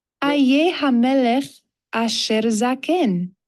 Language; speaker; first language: Hebrew; non-native, learner; English